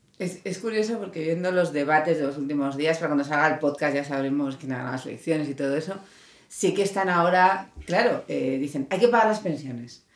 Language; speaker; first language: Spanish; native; Spanish